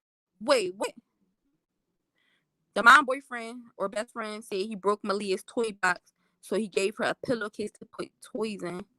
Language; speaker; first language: English; native; English